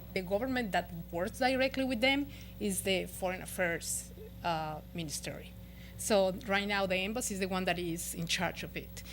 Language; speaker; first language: English; non-native, fluent; Spanish